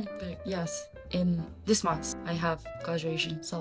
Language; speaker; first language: English; non-native, learner; Japanese